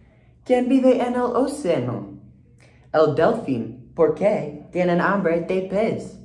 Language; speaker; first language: Spanish; non-native, learner; English